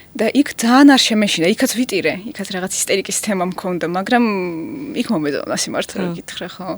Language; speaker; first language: Georgian; non-native, local second language; Russian